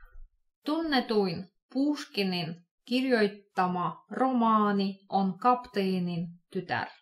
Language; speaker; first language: Finnish; non-native, fluent; Russian